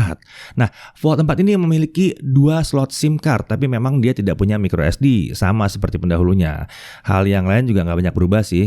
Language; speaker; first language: Indonesian; native; Indonesian